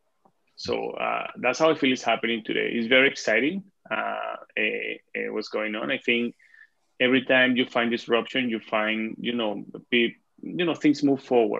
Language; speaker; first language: English; non-native, fluent; Spanish